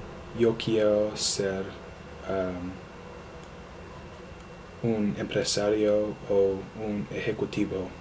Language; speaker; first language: Spanish; non-native, learner; English